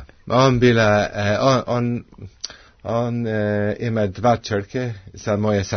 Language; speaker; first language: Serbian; non-native, learner; English